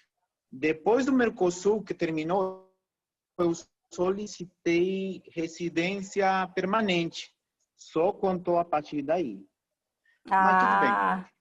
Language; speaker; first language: Portuguese; non-native, fluent; Spanish